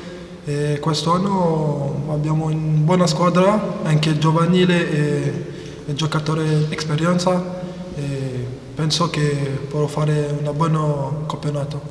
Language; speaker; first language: Italian; non-native, learner; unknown